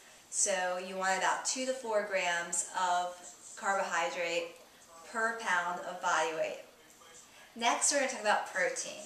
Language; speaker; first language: English; native; English